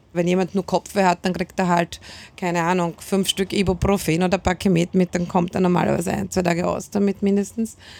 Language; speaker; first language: German; native; German